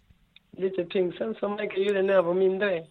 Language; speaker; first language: Swedish; non-native, learner; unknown